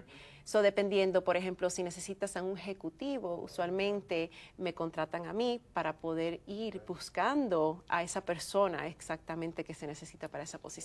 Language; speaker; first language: Spanish; early bilingual, heritage; Spanish